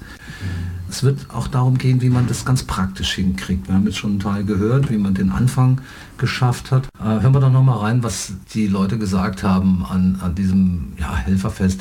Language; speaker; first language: German; native; German